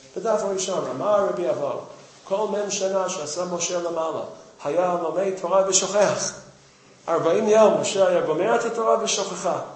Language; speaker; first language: Hebrew; non-native, fluent; English